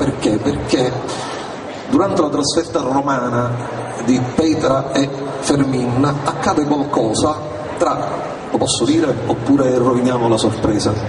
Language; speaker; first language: Italian; native; Italian